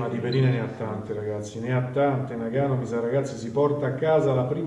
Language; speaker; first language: Italian; native; Italian